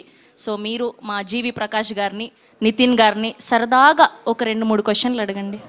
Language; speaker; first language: Telugu; native; Telugu